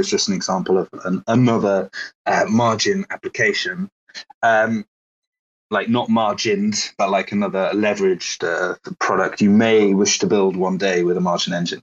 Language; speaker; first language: English; native; English